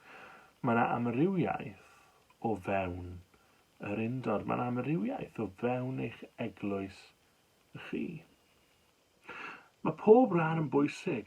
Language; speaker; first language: Welsh; native; Welsh